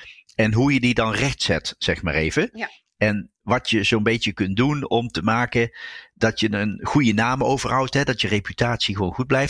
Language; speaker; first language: Dutch; native; Dutch